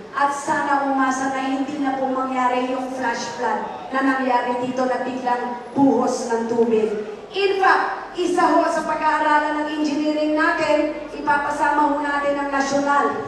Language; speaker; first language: Filipino; native; Filipino